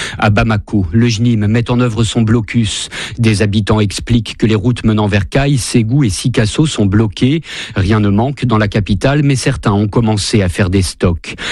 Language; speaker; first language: French; native; French